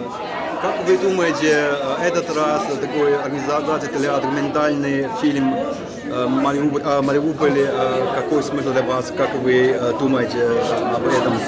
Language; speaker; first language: Russian; non-native, learner; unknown